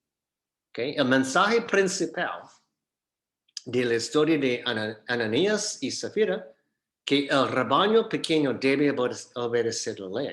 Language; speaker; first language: Spanish; non-native, fluent; English